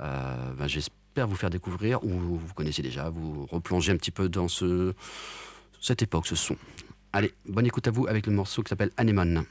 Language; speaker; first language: French; native; French